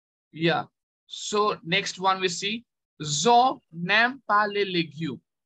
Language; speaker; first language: French; non-native, fluent; Bangla